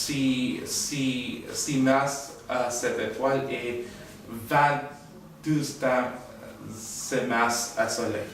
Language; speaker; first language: French; non-native, learner; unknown